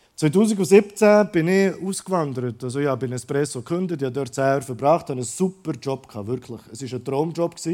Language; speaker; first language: German; early bilingual, other home language; Croatian